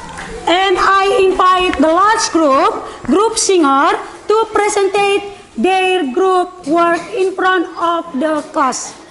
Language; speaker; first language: English; non-native, learner; Indonesian